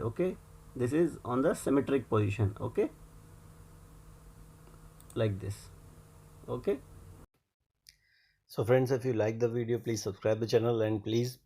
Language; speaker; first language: English; non-native, local second language; Hindi